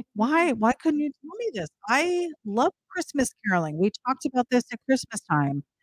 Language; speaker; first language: English; native; English